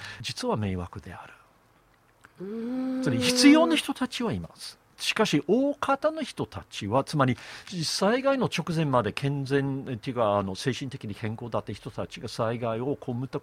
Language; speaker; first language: Japanese; non-native, fluent; English